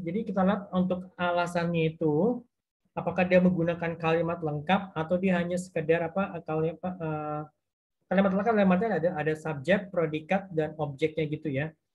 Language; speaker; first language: Indonesian; native; Indonesian